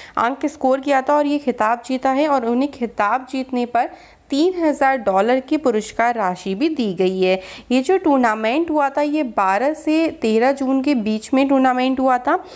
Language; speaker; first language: Hindi; native; Hindi